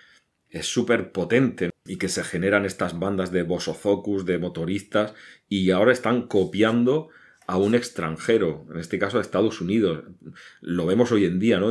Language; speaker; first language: Spanish; native; Spanish